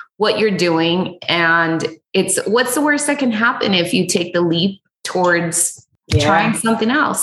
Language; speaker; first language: English; native; English